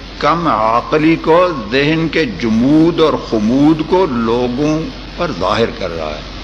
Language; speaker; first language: Urdu; native; Urdu